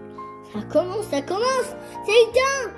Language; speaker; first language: French; early bilingual, other home language; Hmong